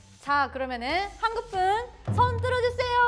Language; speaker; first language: Korean; native; Korean